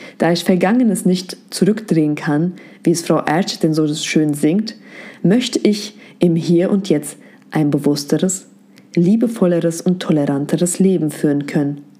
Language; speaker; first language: German; native; German